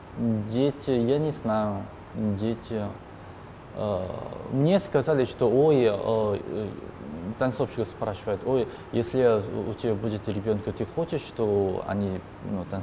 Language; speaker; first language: Russian; non-native, learner; Korean